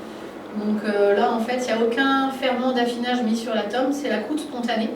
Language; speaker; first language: French; native; French